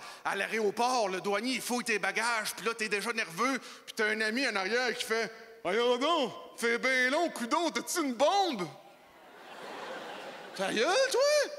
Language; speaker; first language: French; native; French